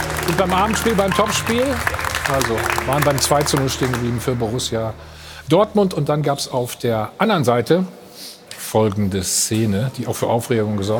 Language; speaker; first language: German; native; German